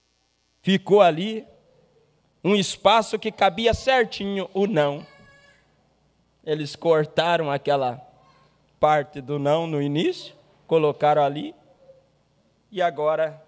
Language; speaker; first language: Portuguese; native; Portuguese